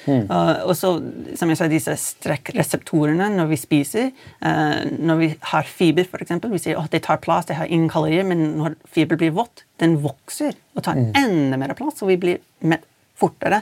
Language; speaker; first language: Norwegian; non-native, fluent; English